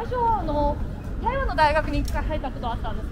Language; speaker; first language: Japanese; non-native, fluent; Chinese